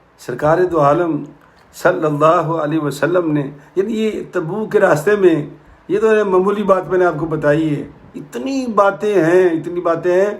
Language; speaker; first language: Urdu; non-native, local second language; Punjabi